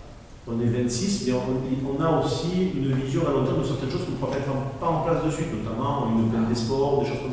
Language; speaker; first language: French; native; French